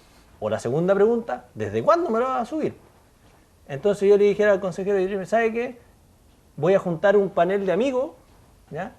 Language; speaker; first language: Spanish; native; Spanish